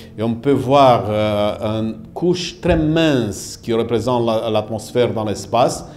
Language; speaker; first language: French; non-native, fluent; Romanian